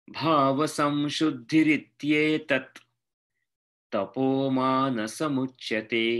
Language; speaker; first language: Hindi; non-native, local second language; Marathi